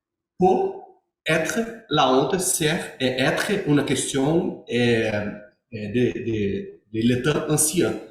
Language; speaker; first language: French; non-native, learner; Portuguese